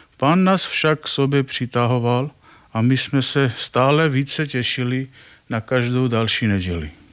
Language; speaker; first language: Czech; non-native, fluent; Armenian